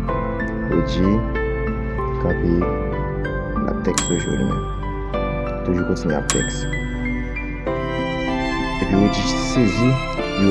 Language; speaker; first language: French; non-native, learner; Haitian Creole